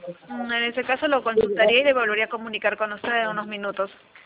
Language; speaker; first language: Spanish; native; Spanish